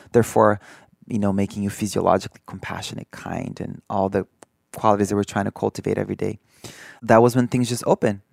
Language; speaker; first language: English; early bilingual, other home language; Portuguese